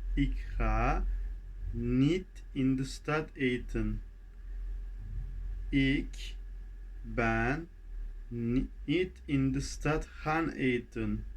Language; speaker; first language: Dutch; non-native, fluent; Turkish